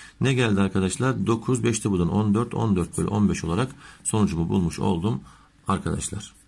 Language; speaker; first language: Turkish; native; Turkish